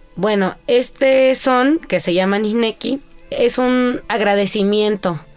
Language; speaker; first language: Spanish; native; Spanish